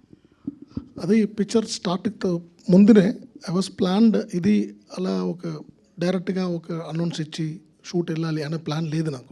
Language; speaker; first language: Telugu; non-native, fluent; Tamil